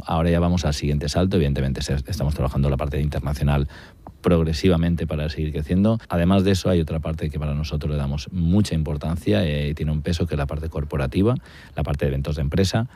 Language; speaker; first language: Spanish; native; Spanish